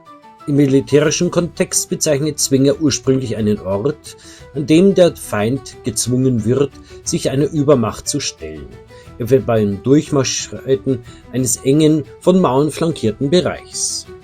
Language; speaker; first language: German; native; German